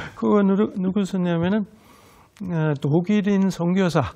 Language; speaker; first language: Korean; non-native, fluent; German